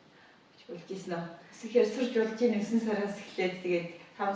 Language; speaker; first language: Mongolian; native; Mongolian